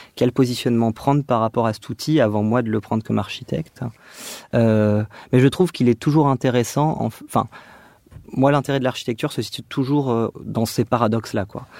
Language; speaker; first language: French; native; French